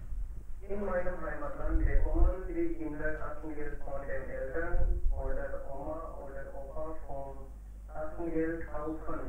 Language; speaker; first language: German; non-native, learner; Hindi